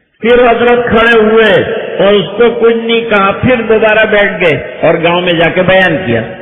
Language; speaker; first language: Urdu; non-native, local second language; Gujarati